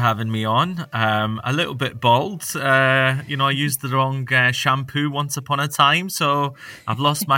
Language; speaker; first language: English; native; English